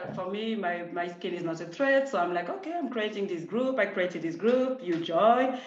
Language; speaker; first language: English; non-native, fluent; French